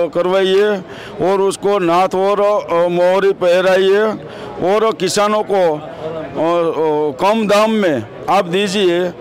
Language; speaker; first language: Hindi; non-native, local second language; Gujarati